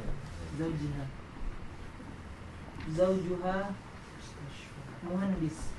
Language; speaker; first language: Arabic; non-native, learner; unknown